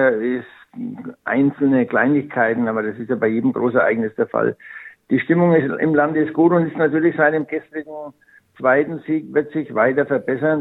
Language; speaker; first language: German; native; German